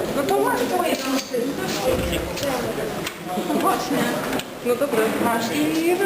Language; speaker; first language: Polish; native; Polish